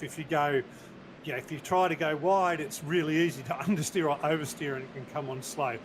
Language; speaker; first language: English; native; English